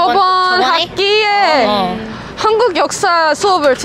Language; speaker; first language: Korean; early bilingual, heritage; Korean